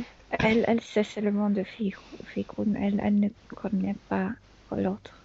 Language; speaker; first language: French; non-native, fluent; Spanish